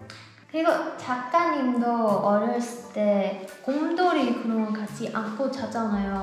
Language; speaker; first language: Korean; non-native, learner; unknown